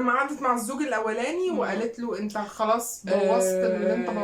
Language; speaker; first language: Arabic; native; Arabic